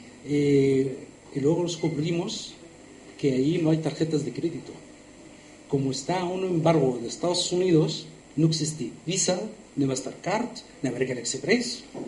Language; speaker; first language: Spanish; non-native, fluent; Arabic